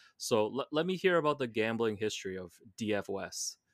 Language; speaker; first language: English; non-native, local second language; Cantonese